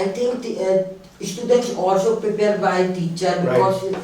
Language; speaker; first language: English; non-native, learner; Hindi